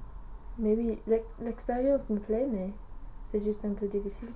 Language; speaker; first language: French; non-native, learner; English